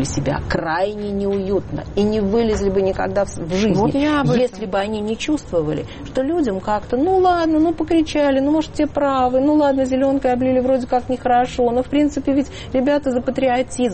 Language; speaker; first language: Russian; native; Russian